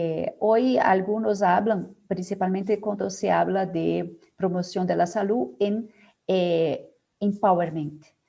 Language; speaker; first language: Spanish; non-native, fluent; Portuguese